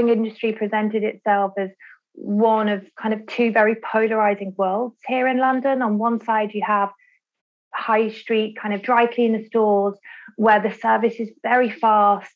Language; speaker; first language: English; native; English